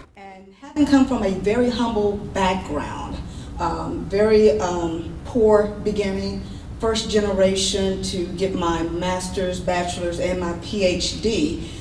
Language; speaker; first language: English; native; English